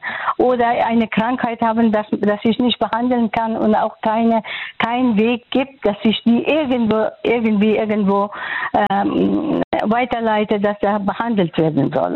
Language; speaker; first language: German; non-native, fluent; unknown